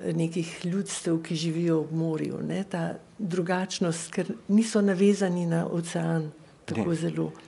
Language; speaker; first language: Slovenian; native; Slovenian